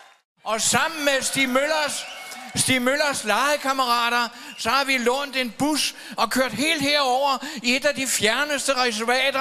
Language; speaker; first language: Danish; native; Danish